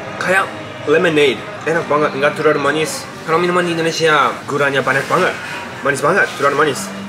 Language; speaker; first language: Indonesian; non-native, fluent; Japanese